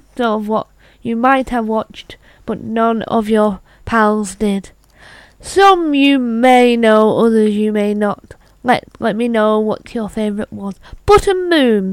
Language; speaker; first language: English; native; English